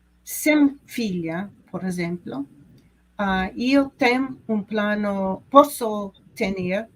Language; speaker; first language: Portuguese; non-native, learner; English